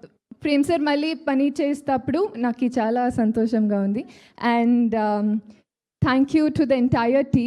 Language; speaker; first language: Telugu; non-native, learner; Kannada